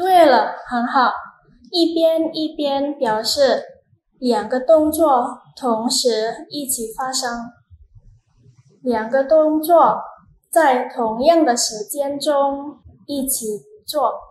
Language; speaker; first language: Chinese; non-native, fluent; Indonesian